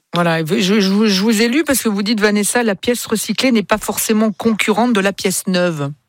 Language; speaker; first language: French; native; French